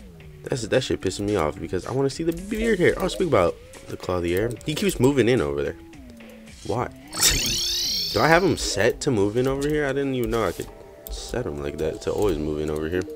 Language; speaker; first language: English; native; English